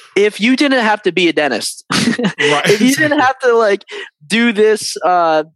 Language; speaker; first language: English; early bilingual, other home language; Filipino